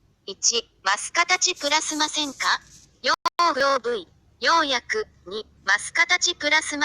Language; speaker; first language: Japanese; non-native, fluent; Chinese